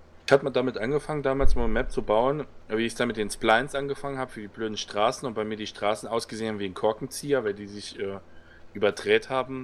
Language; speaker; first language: German; native; German